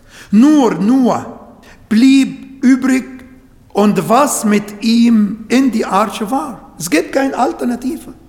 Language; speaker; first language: German; non-native, learner; Arabic